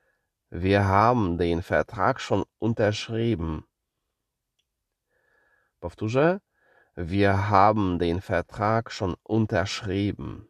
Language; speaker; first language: German; non-native, fluent; Polish